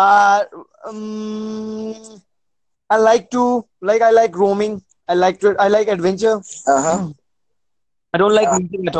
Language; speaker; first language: English; non-native, local second language; Hindi